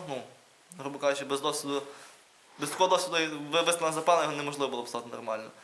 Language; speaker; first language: Ukrainian; native; Ukrainian